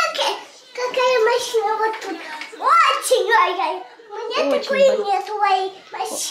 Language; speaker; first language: Russian; early bilingual, heritage; Russian